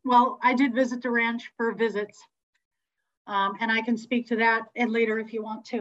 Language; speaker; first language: English; native; English